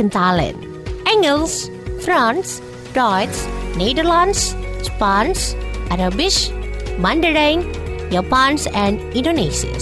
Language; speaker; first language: Dutch; non-native, fluent; Indonesian